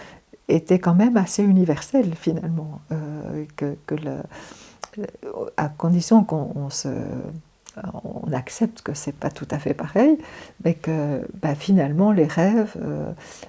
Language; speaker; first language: French; native; French